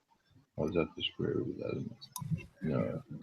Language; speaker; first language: English; native; English